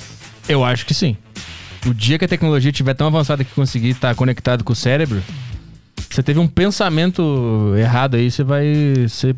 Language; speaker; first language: Portuguese; native; Portuguese